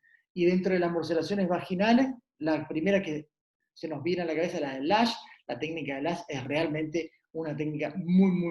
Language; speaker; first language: Spanish; native; Spanish